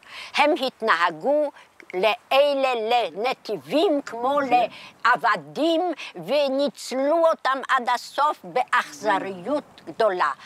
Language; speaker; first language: Hebrew; non-native, fluent; Polish